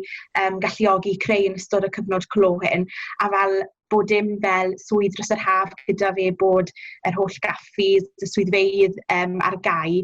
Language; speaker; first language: Welsh; native; Welsh